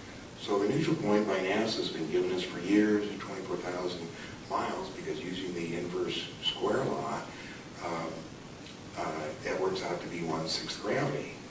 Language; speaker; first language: English; native; English